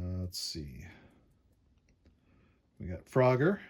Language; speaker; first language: English; native; English